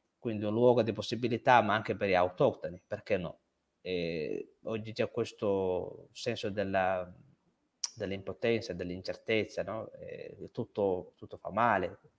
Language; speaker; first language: Italian; non-native, fluent; Somali